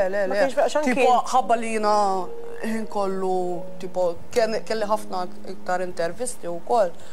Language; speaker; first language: Maltese; early bilingual, other home language; Romanian